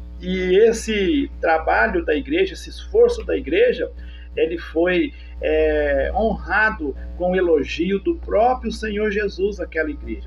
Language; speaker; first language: Portuguese; native; Portuguese